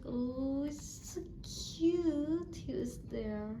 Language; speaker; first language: English; non-native, learner; Indonesian